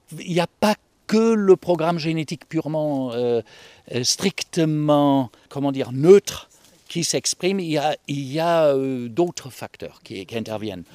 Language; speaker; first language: French; non-native, fluent; German